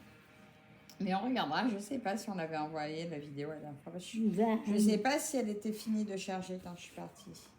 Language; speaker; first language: French; native; French